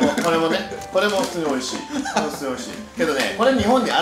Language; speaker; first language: Japanese; native; Japanese